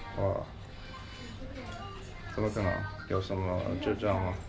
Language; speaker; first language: Chinese; non-native, fluent; English